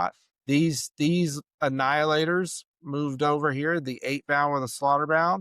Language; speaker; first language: English; native; English